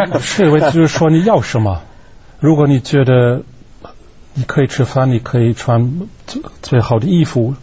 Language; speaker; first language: Chinese; non-native, fluent; German